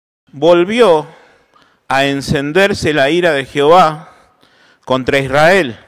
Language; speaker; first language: Spanish; native; Spanish